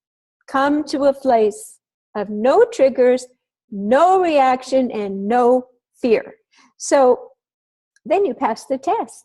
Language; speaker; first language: English; native; English